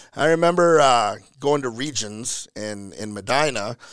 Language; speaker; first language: English; native; English